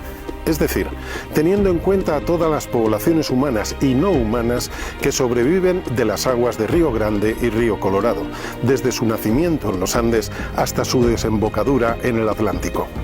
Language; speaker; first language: Spanish; native; Spanish